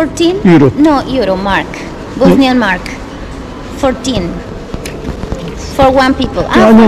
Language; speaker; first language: English; non-native, fluent; Spanish